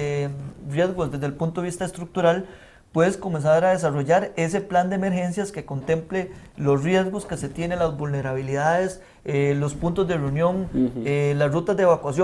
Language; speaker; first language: Spanish; native; Spanish